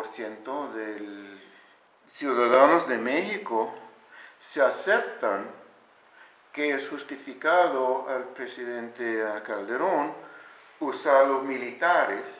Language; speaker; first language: Spanish; non-native, learner; English